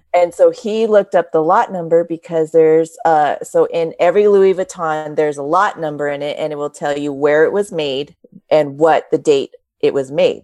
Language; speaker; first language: English; native; English